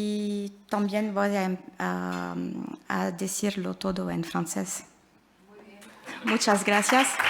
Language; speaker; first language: Spanish; non-native, learner; French